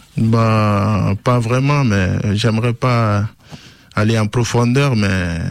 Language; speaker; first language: French; non-native, local second language; Susu